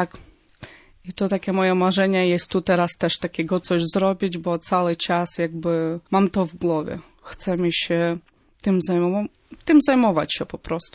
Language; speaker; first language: Polish; non-native, fluent; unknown